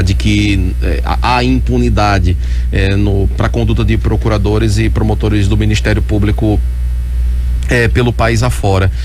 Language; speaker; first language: Portuguese; native; Portuguese